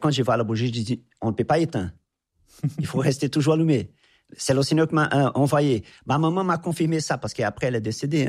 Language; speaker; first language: French; non-native, fluent; Portuguese